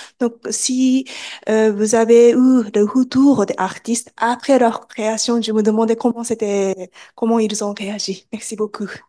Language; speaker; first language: French; non-native, fluent; Japanese